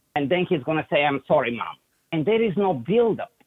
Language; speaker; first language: English; non-native, fluent; Bulgarian